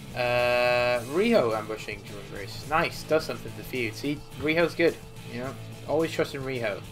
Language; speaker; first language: English; native; English